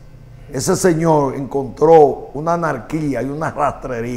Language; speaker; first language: Spanish; native; Spanish